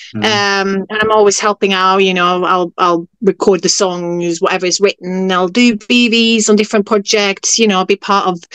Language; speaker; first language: English; non-native, fluent; Norwegian